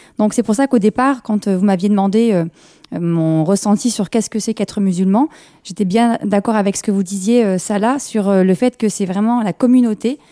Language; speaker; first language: French; early bilingual, other home language; Kabyle